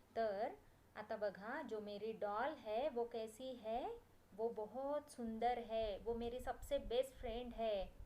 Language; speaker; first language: Hindi; non-native, local second language; Marathi